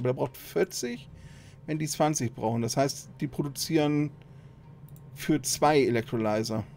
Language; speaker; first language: German; native; German